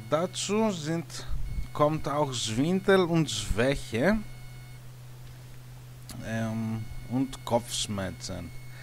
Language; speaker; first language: German; non-native, learner; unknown